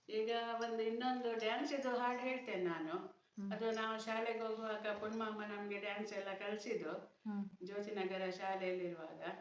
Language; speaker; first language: Kannada; non-native, local second language; Konkani